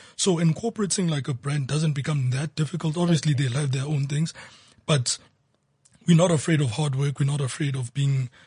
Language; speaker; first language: English; non-native, local second language; Zulu